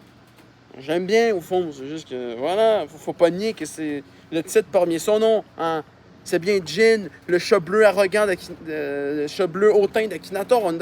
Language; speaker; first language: French; native; French